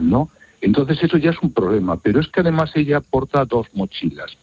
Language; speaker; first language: Spanish; native; Spanish